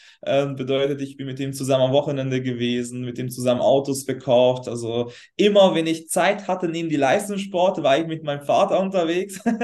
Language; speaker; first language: German; non-native, fluent; Hungarian